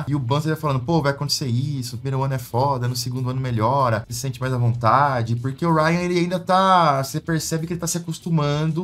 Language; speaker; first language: Portuguese; native; Portuguese